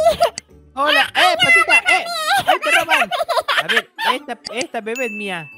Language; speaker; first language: Spanish; native; Spanish